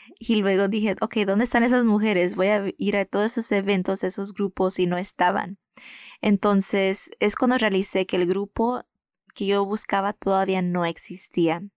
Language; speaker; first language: Spanish; early bilingual, heritage; Spanish